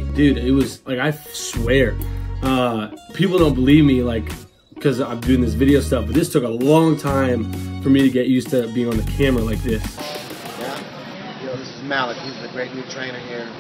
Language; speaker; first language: English; native; English